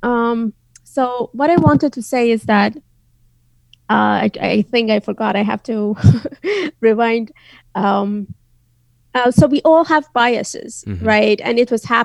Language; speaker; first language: English; non-native, fluent; Azerbaijani